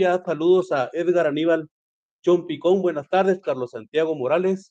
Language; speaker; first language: Spanish; native; Spanish